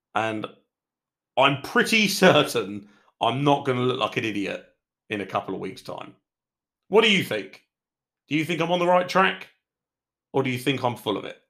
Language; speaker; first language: English; native; English